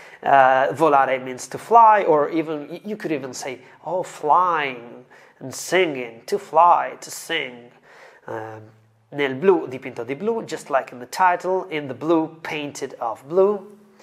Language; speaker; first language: English; non-native, fluent; Italian